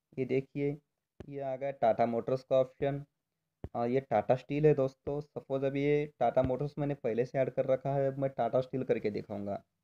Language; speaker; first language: Hindi; non-native, local second language; Marathi